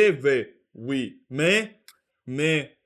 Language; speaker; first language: French; non-native, learner; Russian